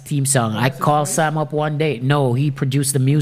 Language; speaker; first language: English; non-native, local second language; Jamaican Creole English